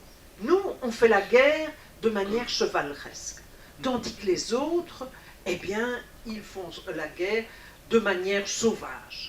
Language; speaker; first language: French; native; French